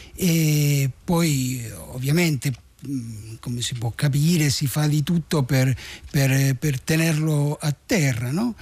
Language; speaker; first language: Italian; non-native, fluent; Spanish